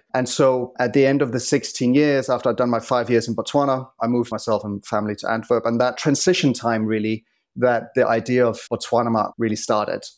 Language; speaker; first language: English; non-native, fluent; Danish